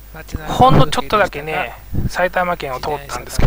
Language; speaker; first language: Japanese; native; Japanese